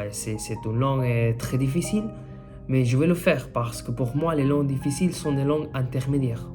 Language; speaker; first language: French; non-native, fluent; Spanish